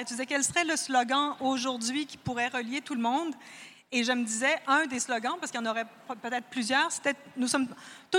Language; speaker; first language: French; native; French